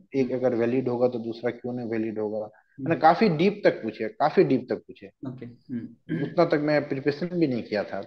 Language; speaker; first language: Hindi; native; Hindi